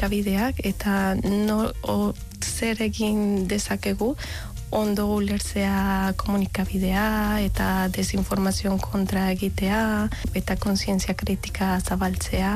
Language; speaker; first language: Basque; non-native, fluent; Spanish